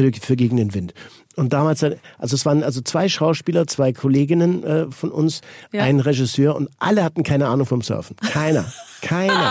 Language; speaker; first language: German; native; German